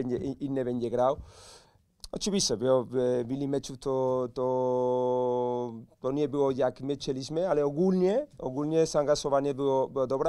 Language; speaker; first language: Polish; non-native, learner; Spanish